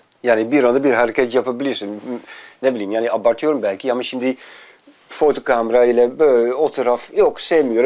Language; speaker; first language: Turkish; non-native, fluent; Dutch